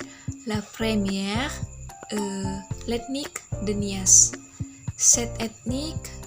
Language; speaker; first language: French; non-native, learner; Indonesian